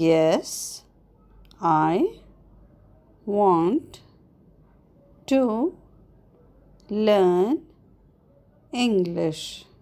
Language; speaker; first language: English; non-native, fluent; Arabic